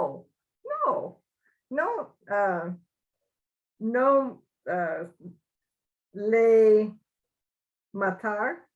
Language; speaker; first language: Spanish; non-native, learner; English